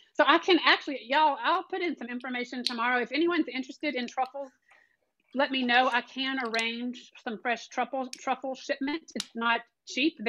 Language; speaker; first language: English; native; English